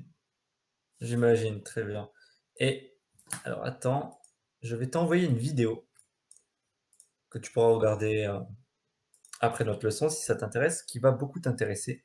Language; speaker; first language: French; native; French